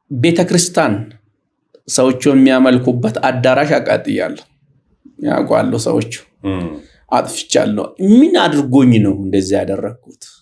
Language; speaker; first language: Amharic; non-native, local second language; Oromo